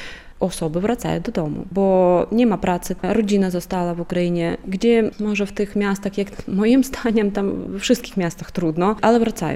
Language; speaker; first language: Polish; non-native, fluent; Ukrainian